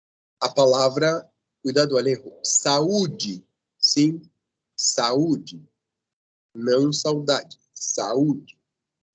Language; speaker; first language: Portuguese; non-native, fluent; Spanish